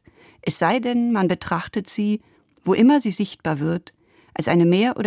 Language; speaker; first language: German; native; German